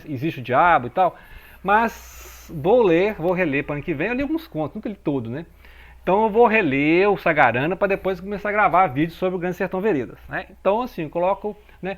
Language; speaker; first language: Portuguese; native; Portuguese